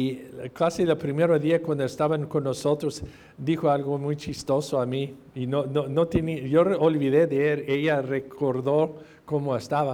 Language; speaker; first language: Spanish; non-native, fluent; English